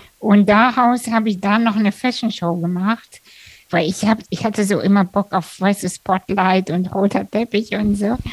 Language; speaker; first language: German; early bilingual, other home language; Russian